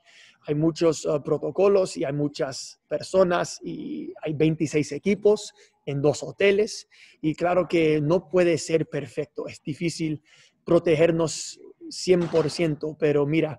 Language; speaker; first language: Spanish; non-native, fluent; English